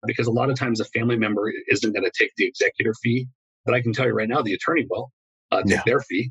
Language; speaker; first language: English; native; English